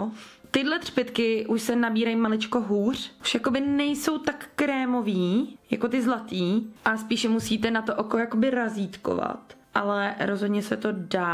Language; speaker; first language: Czech; native; Czech